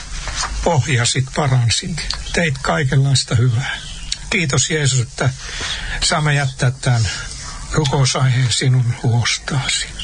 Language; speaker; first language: Finnish; native; Finnish